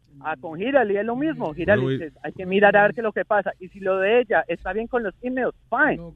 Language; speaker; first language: Spanish; native; Spanish